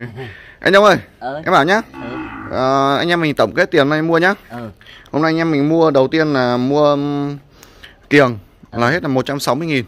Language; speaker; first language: Vietnamese; native; Vietnamese